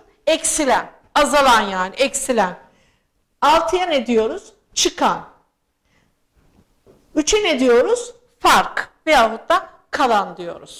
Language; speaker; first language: Turkish; native; Turkish